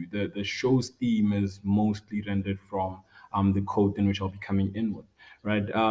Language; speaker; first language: English; non-native, local second language; Tswana